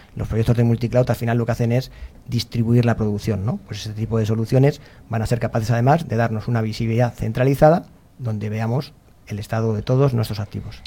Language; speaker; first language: Spanish; native; Spanish